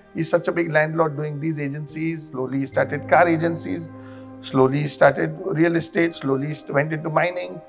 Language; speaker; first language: English; non-native, local second language; Konkani